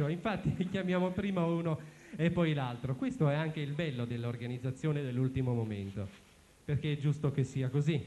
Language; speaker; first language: Italian; native; Italian